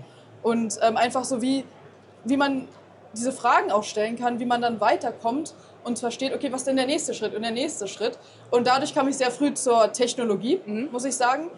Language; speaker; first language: German; native; German